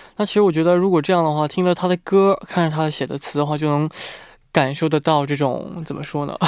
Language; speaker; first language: Chinese; native; Chinese